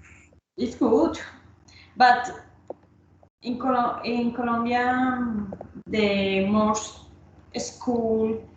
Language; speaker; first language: English; non-native, learner; Spanish